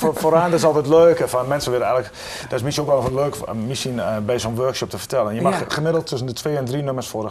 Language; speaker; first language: Dutch; native; Dutch